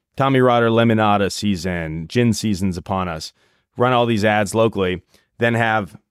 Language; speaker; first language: English; native; English